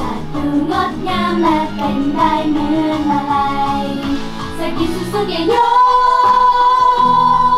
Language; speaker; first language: Thai; native; Thai